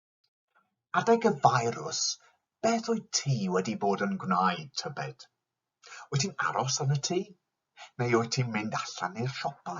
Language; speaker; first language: Welsh; non-native, local second language; English